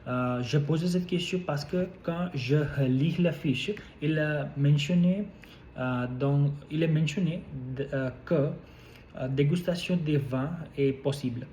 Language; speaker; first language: French; non-native, learner; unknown